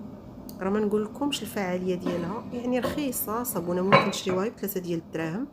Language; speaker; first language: Arabic; native; Arabic